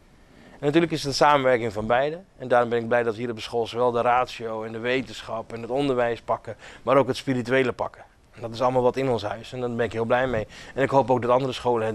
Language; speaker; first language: Dutch; native; Dutch